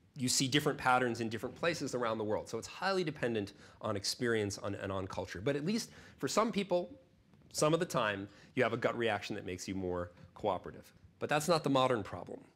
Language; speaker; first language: English; native; English